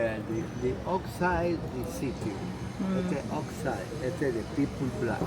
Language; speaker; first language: English; non-native, learner; Spanish